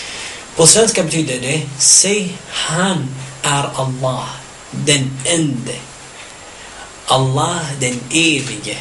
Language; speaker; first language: Swedish; early bilingual, other home language; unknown